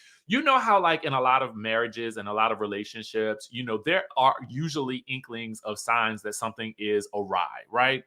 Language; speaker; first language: English; native; English